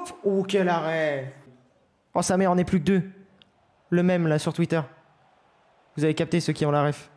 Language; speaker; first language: French; native; French